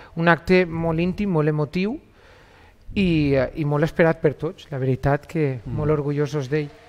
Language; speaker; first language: Catalan; native; Catalan